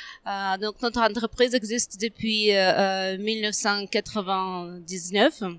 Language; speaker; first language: French; non-native, fluent; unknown